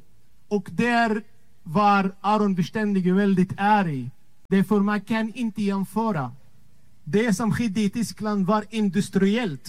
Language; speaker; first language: Swedish; non-native, fluent; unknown